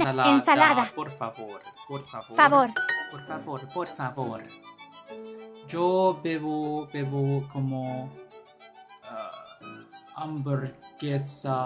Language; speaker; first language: Spanish; non-native, learner; Chinese